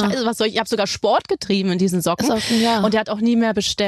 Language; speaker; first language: German; native; German